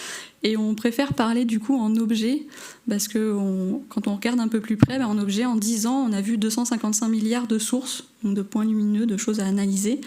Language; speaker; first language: French; native; French